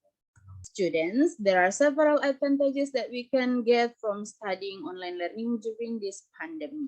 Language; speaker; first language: English; non-native, fluent; Indonesian